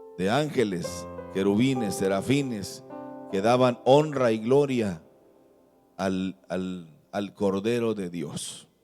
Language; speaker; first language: Spanish; native; Spanish